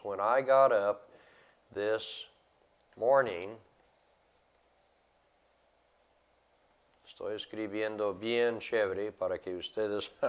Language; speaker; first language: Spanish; non-native, fluent; English